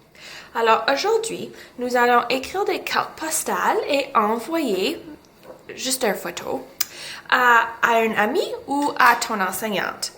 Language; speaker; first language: French; non-native, local second language; English